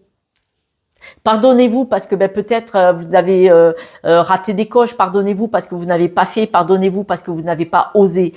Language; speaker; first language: French; native; French